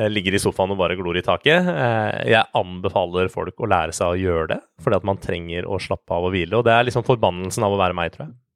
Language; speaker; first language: Norwegian; early bilingual, other home language; Persian